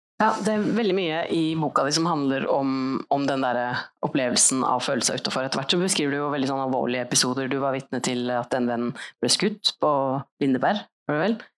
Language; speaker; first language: Norwegian; native; Norwegian